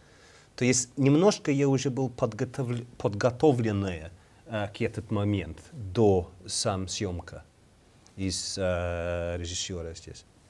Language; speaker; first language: Russian; non-native, learner; English